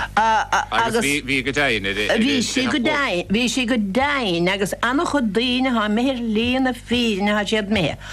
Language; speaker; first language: Irish; native; Irish